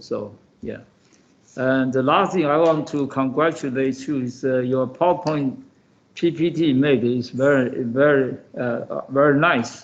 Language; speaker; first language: English; non-native, fluent; Chinese